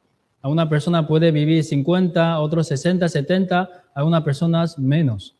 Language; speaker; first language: Spanish; non-native, fluent; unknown